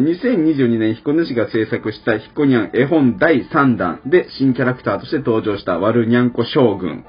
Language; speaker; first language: Japanese; native; Japanese